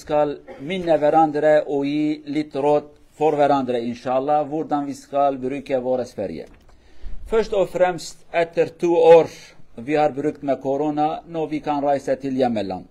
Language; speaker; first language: Norwegian; non-native, learner; Kurdish